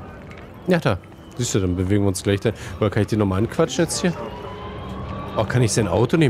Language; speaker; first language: German; native; German